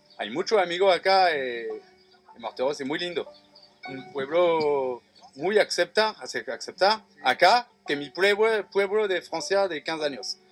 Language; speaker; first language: Spanish; non-native, learner; French